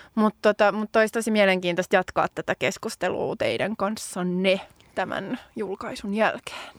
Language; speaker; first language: Finnish; non-native, local second language; Swedish